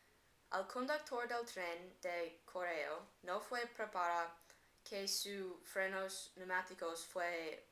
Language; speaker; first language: Spanish; non-native, learner; English